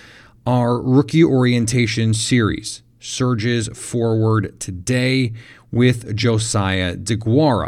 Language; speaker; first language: English; native; English